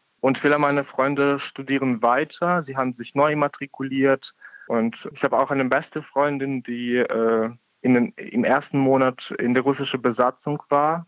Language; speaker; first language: German; non-native, fluent; Ukrainian